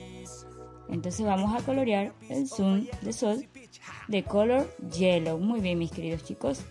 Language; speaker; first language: Spanish; native; Spanish